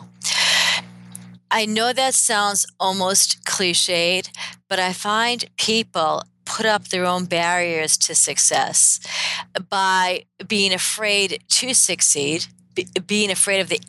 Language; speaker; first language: English; native; English